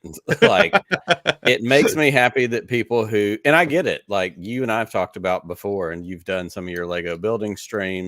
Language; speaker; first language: English; native; English